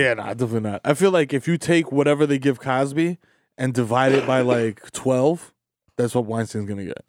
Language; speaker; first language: English; early bilingual, other home language; Spanish